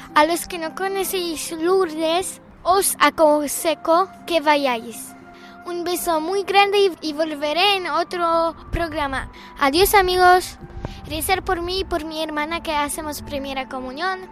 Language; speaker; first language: Spanish; early bilingual, other home language; Polish